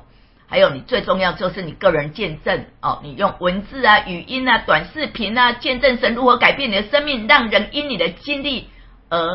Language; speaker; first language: Chinese; native; Chinese